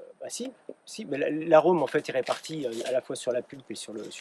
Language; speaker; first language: French; native; French